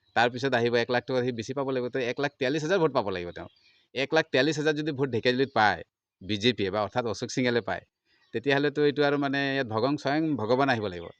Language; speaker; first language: Assamese; non-native, local second language; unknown